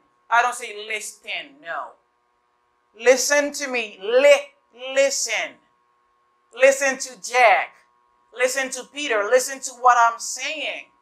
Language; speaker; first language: English; non-native, fluent; Haitian Creole